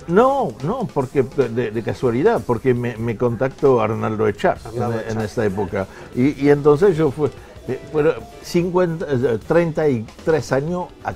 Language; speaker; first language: Spanish; non-native, fluent; French